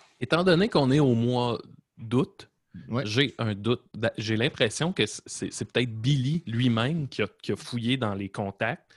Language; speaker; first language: French; native; French